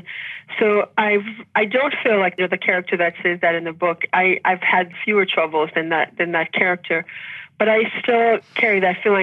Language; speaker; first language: English; early bilingual, other home language; Haitian Creole